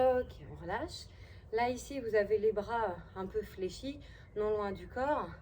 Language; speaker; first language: French; native; French